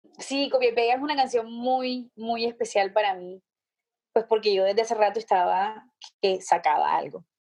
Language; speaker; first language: Spanish; native; Spanish